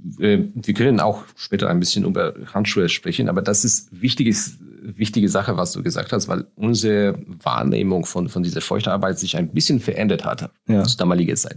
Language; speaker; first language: German; non-native, fluent; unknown